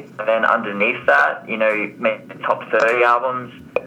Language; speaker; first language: English; native; English